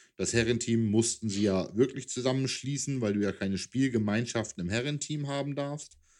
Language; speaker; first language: German; native; German